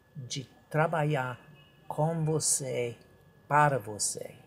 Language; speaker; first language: Portuguese; non-native, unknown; English